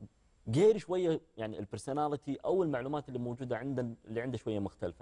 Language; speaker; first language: Arabic; native; Arabic